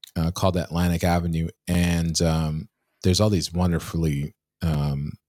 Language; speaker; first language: English; native; English